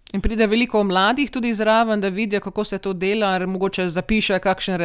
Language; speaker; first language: Slovenian; native; Slovenian